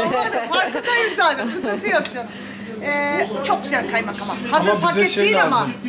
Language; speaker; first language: Turkish; native; Turkish